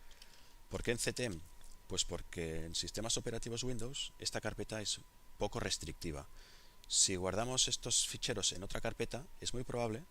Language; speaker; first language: Spanish; native; Spanish